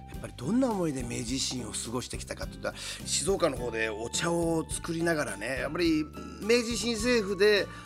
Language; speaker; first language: Japanese; native; Japanese